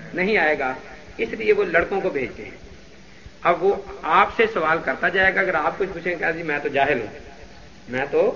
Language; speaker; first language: Urdu; non-native, local second language; Punjabi